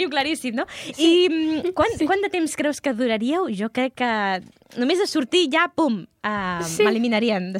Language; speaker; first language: Catalan; native; Catalan